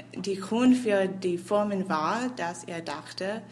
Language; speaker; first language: German; non-native, learner; English